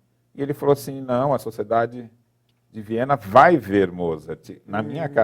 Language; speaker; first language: Portuguese; native; Portuguese